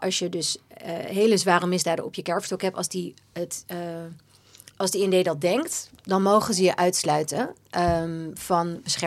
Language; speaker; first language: Dutch; native; Dutch